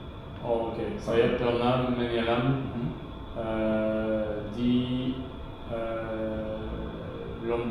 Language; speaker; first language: Indonesian; non-native, learner; English